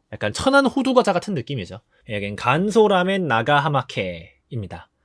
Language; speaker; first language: Korean; native; Korean